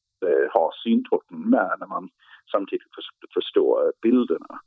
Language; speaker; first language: Swedish; non-native, fluent; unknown